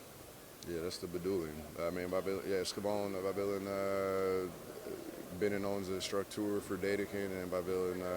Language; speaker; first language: Dutch; non-native, fluent; English